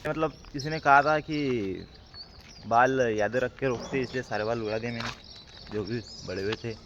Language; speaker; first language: Hindi; non-native, local second language; Marathi